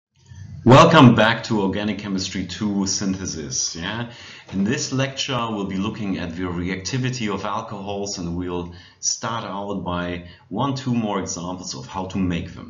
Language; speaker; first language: English; non-native, fluent; German